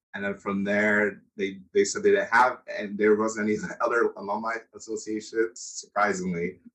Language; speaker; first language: English; native; English